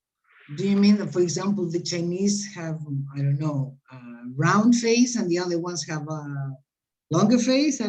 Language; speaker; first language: English; non-native, fluent; Spanish